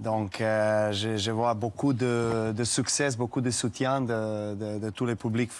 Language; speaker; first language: French; non-native, fluent; Serbian